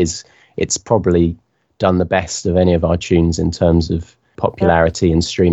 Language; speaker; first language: English; native; English